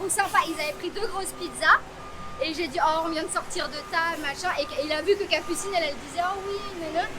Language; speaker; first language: French; native; French